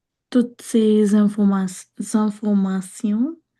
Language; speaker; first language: French; non-native, learner; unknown